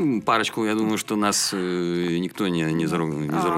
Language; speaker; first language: Russian; native; Russian